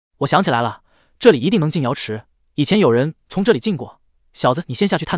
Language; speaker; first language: Chinese; native; Chinese